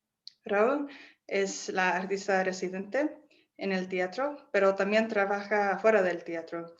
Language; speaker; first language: Spanish; non-native, fluent; English